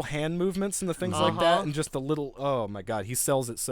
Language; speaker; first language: English; native; English